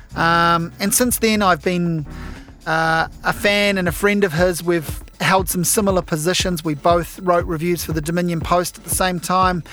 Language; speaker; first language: English; native; English